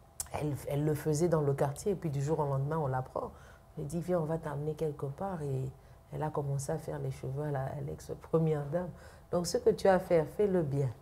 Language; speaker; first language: French; non-native, local second language; Lingala